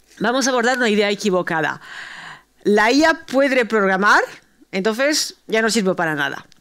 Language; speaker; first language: Spanish; early bilingual, heritage; Spanish